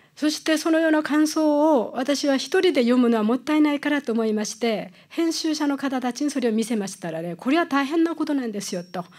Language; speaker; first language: Japanese; non-native, fluent; Korean